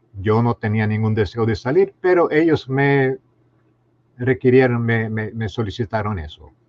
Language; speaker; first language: Spanish; non-native, fluent; Romanian